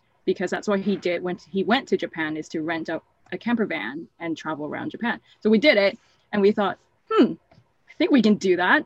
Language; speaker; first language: English; non-native, local second language; Cantonese